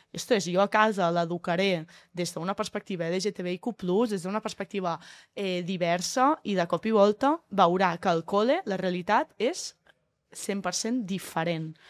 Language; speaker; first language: Catalan; native; Catalan